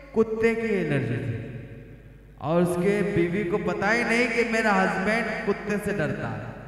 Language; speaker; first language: Hindi; non-native, local second language; Marathi